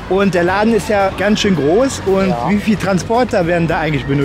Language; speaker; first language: German; native; German